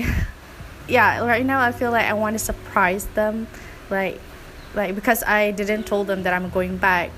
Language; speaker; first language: English; non-native, local second language; Malay